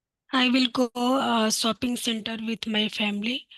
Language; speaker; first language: English; non-native, learner; Hindi